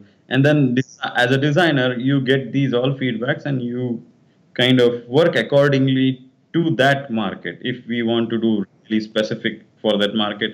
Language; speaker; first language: English; non-native, local second language; Kannada